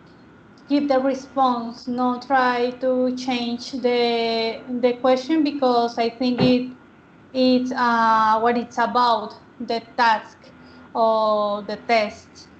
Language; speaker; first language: English; non-native, learner; Spanish